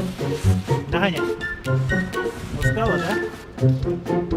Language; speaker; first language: Russian; native; Russian